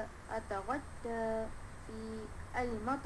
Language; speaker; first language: Arabic; non-native, learner; Malay